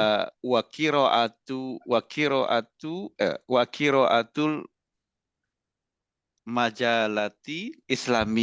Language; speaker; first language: Arabic; non-native, learner; Indonesian